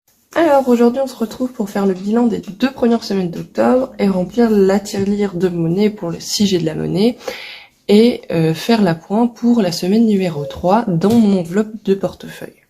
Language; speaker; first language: French; native; French